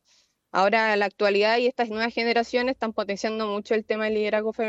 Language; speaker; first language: Spanish; native; Spanish